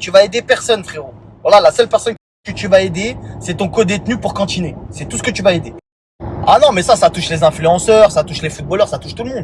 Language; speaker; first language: French; native; French